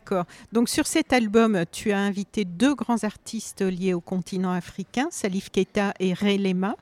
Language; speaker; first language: French; native; French